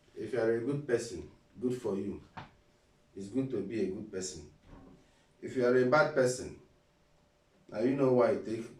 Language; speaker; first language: Nigerian Pidgin; non-native, local second language; Igbo